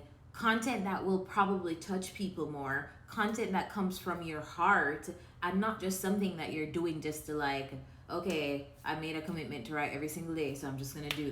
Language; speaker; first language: English; native; English